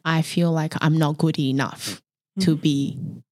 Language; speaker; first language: English; non-native, fluent; Chinese